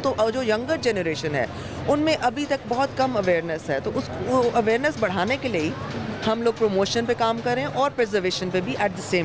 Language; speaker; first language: Hindi; native; Hindi